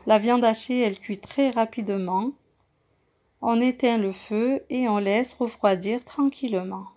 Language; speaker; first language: French; non-native, local second language; Arabic